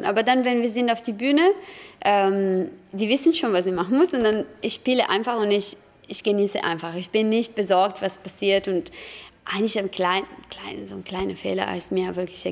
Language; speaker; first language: German; non-native, fluent; Italian